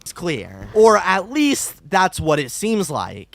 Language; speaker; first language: English; native; English